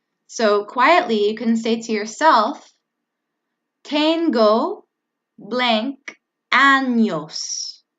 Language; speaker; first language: Spanish; non-native, learner; English